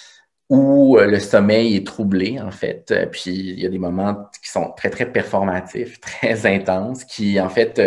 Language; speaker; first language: French; native; French